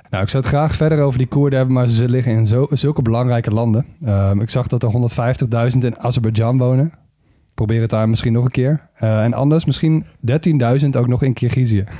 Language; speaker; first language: Dutch; native; Dutch